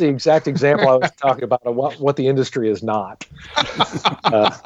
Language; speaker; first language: English; native; English